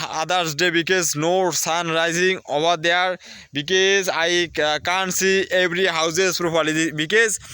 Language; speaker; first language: English; non-native, learner; Bangla